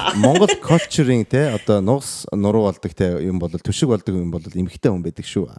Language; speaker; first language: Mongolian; early bilingual, heritage; Mongolian